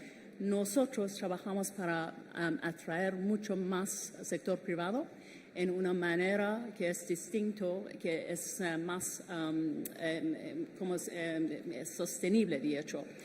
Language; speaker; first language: Spanish; non-native, fluent; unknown